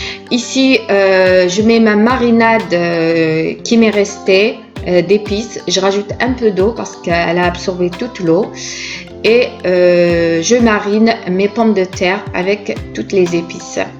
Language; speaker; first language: French; non-native, local second language; Kabyle